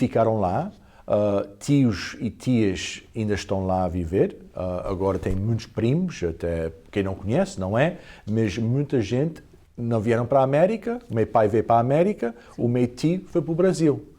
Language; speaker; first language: Portuguese; early bilingual, heritage; Portuguese